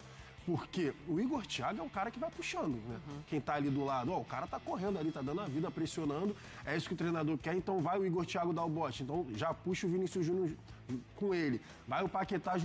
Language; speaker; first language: Portuguese; native; Portuguese